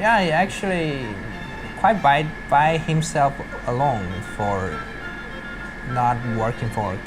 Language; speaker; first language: English; non-native, learner; Chinese